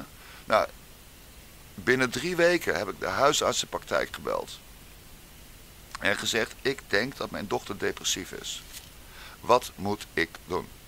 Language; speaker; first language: Dutch; native; Dutch